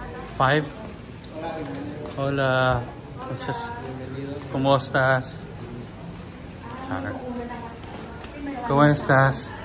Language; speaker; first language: Spanish; non-native, learner; Filipino